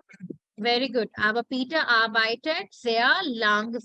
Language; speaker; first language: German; non-native, fluent; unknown